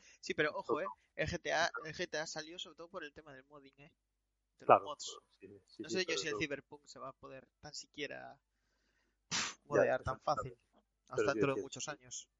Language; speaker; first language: Spanish; native; Spanish